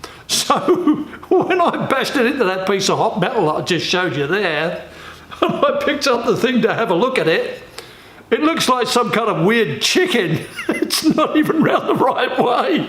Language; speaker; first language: English; native; English